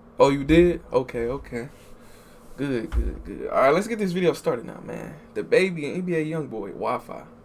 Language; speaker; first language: English; native; English